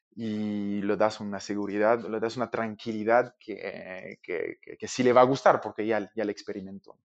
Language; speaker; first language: Spanish; non-native, fluent; French